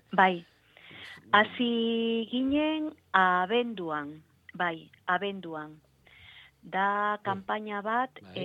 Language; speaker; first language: Basque; non-native, learner; Spanish